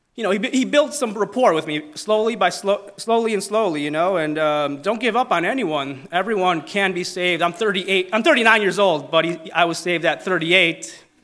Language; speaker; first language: English; non-native, fluent; Italian